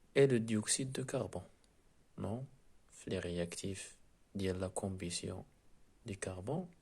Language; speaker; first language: French; non-native, local second language; Arabic